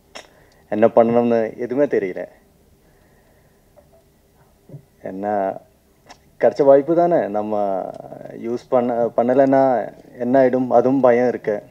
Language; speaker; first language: Tamil; non-native, learner; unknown